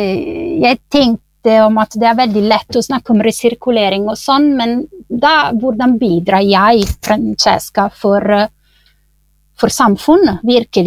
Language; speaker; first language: Norwegian; non-native, fluent; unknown